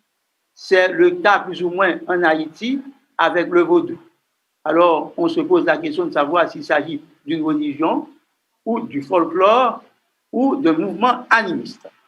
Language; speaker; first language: French; non-native, local second language; Haitian Creole